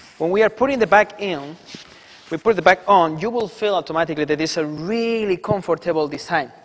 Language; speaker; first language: English; non-native, fluent; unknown